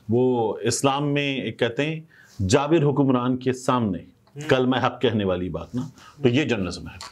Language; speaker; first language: Urdu; native; Urdu